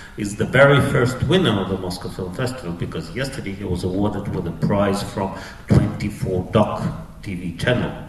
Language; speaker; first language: English; non-native, fluent; Russian